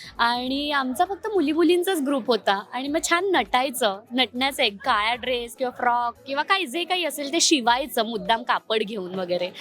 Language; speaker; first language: Marathi; native; Marathi